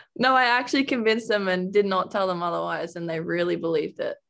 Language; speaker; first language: English; native; English